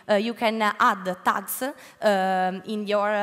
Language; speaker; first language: English; non-native, learner; Italian